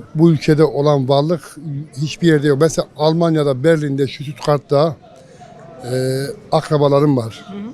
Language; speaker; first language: Turkish; native; Turkish